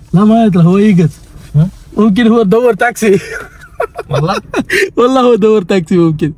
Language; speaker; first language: Arabic; non-native, learner; Tamil